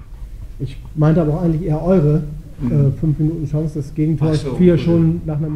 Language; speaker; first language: German; native; German